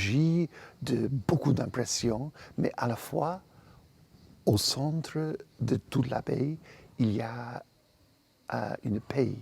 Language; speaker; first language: French; non-native, fluent; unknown